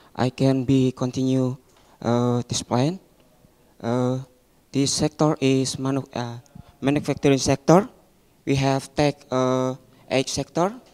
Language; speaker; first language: English; non-native, learner; Indonesian